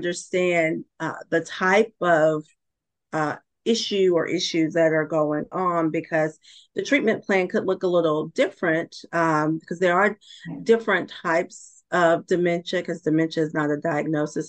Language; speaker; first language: English; native; English